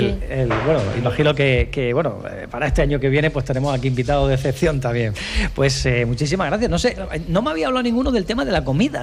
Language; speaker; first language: Spanish; native; Spanish